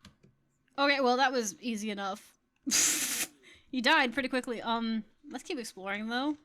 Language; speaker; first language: English; native; English